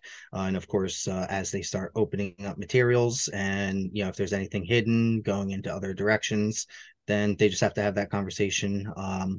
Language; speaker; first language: English; native; English